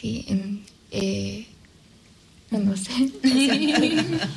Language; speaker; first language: Spanish; non-native, learner; English